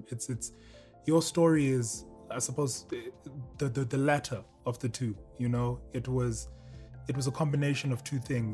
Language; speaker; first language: English; native; English